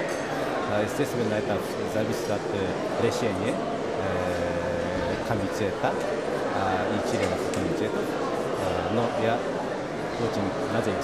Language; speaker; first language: Russian; non-native, fluent; Japanese